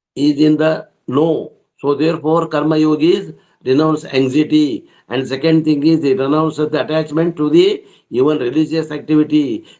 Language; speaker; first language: English; non-native, local second language; Kannada